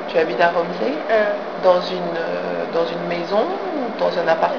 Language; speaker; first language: French; non-native, fluent; English